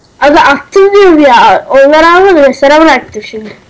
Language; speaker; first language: Turkish; native; Turkish